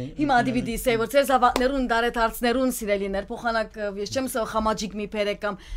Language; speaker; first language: Armenian; early bilingual, heritage; Armenian